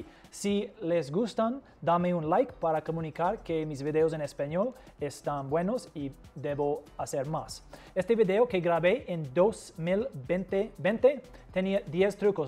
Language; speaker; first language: Spanish; non-native, fluent; English